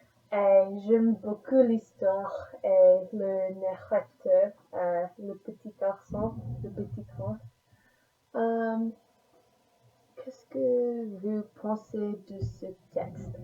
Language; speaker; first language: French; non-native, learner; English